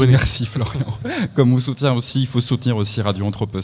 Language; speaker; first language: French; native; French